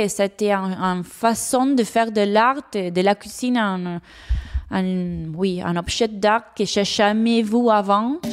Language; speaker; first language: French; non-native, fluent; Spanish